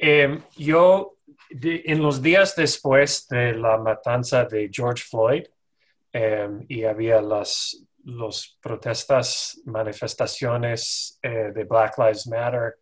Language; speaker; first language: Spanish; non-native, fluent; English